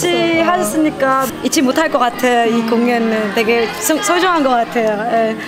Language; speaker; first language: Korean; non-native, fluent; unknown